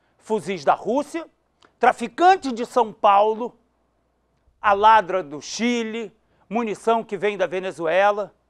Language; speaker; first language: Portuguese; native; Portuguese